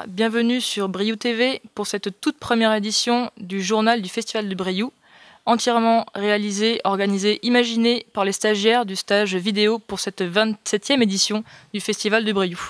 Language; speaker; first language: French; native; French